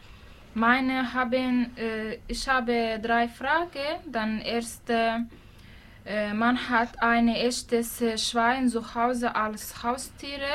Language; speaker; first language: German; non-native, learner; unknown